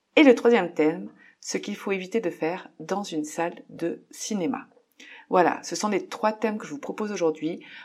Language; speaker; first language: French; native; French